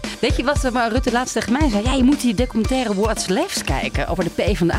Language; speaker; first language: Dutch; native; Dutch